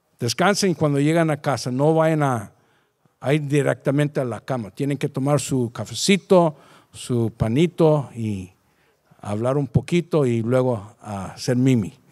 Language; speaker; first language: Spanish; early bilingual, heritage; Spanish